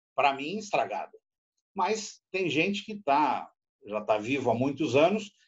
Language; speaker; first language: Portuguese; native; Portuguese